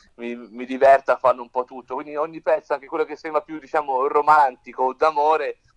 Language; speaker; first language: Italian; native; Italian